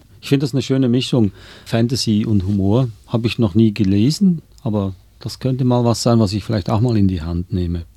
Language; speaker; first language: German; native; German